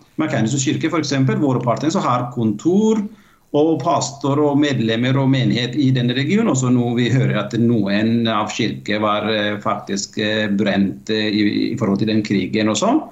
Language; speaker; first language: Norwegian; non-native, fluent; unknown